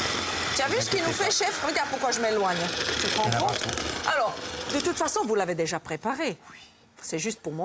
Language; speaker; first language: French; native; French